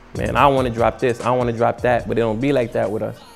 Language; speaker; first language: English; native; English